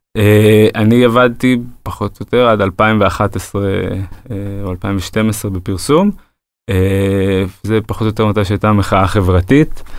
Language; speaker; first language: Hebrew; native; Hebrew